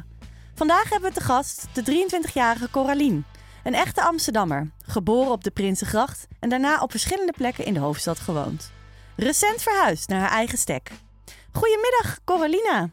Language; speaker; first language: Dutch; native; Dutch